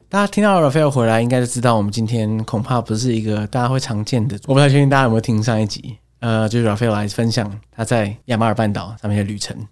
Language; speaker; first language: Chinese; native; Chinese